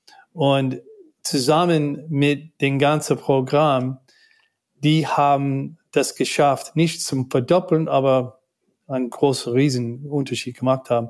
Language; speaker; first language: German; non-native, learner; English